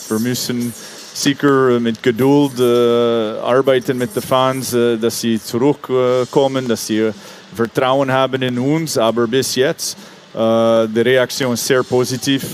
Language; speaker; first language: German; non-native, fluent; English